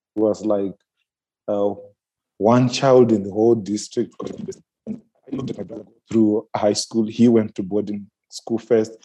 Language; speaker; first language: English; non-native, local second language; Shona